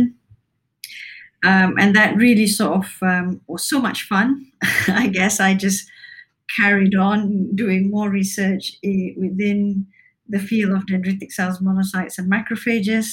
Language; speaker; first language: English; non-native, local second language; Malay